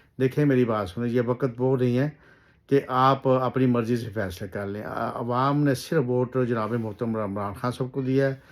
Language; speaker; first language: Urdu; native; Urdu